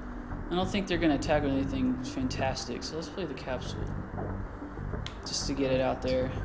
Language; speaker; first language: English; native; English